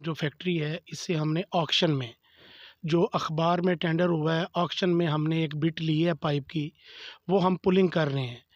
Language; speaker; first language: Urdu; non-native, local second language; Sindhi